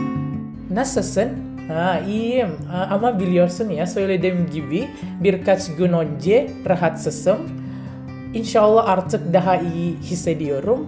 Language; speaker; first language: Turkish; non-native, learner; Indonesian